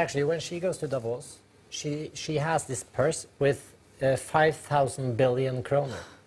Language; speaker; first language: English; non-native, fluent; Norwegian